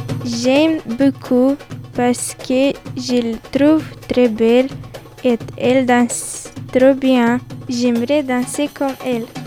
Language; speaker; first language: French; non-native, learner; Romanian